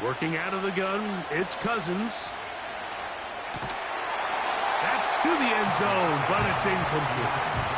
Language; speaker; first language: English; native; English